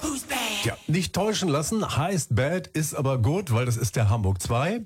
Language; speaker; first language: German; native; German